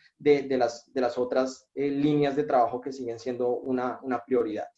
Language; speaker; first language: Spanish; native; Spanish